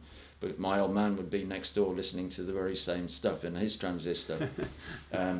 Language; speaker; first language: English; native; English